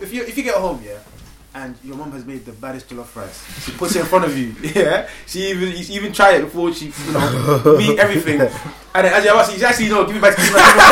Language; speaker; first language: English; native; English